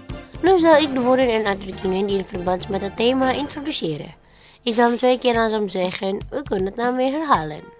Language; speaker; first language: Dutch; non-native, learner; Indonesian